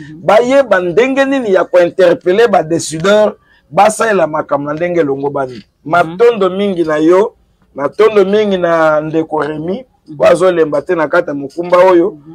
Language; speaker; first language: Lingala; native; Lingala